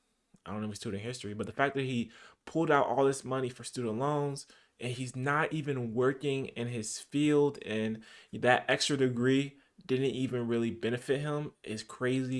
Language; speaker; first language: English; native; English